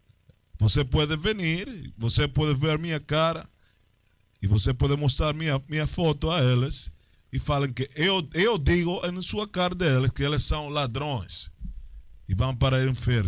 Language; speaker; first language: Portuguese; non-native, learner; Spanish